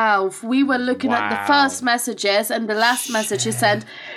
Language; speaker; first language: English; non-native, fluent; Polish